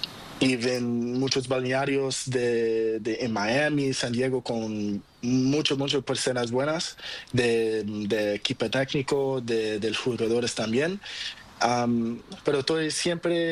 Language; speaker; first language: Spanish; non-native, learner; Portuguese